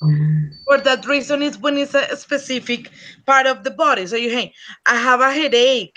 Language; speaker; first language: English; non-native, fluent; Spanish